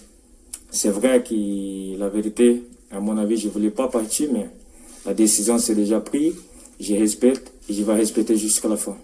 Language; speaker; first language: French; non-native, fluent; Portuguese